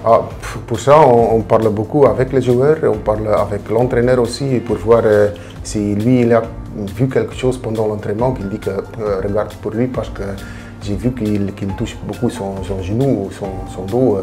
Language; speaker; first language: French; non-native, local second language; Dutch